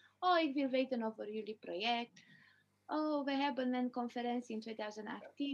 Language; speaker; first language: Dutch; non-native, fluent; Romanian